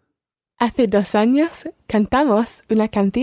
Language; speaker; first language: Spanish; non-native, learner; English